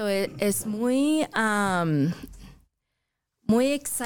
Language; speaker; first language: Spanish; early bilingual, heritage; English